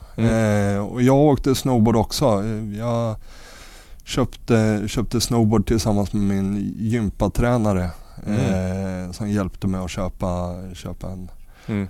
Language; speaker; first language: Swedish; native; Swedish